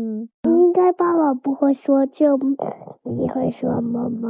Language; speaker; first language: Chinese; early bilingual, heritage; Chinese